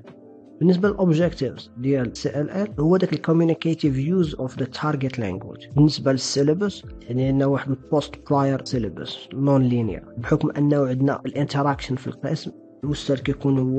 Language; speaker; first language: Arabic; native; Arabic